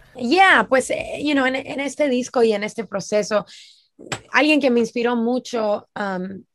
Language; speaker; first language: Spanish; early bilingual, heritage; Spanish